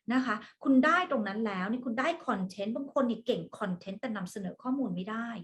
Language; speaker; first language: Thai; early bilingual, other home language; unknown